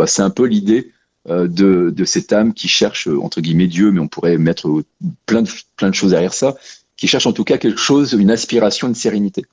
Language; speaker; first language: French; native; French